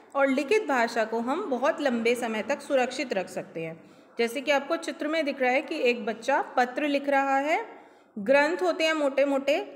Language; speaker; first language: Hindi; native; Hindi